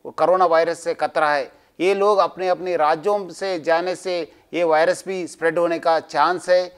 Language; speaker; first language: Hindi; non-native, local second language; Telugu